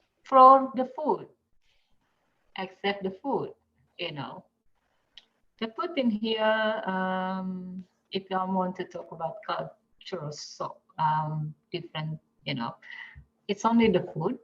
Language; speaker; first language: English; non-native, fluent; Indonesian